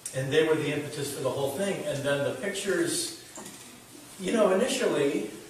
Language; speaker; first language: English; native; English